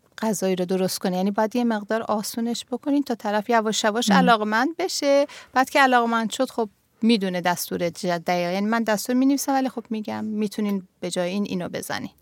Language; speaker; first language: Persian; native; Persian